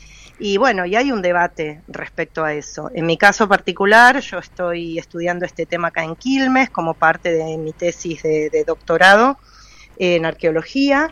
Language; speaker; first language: Spanish; native; Spanish